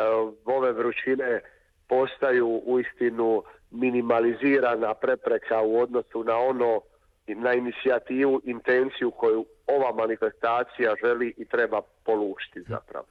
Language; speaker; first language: Serbian; native; Serbian